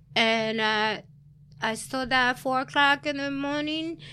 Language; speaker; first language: English; early bilingual, other home language; Spanish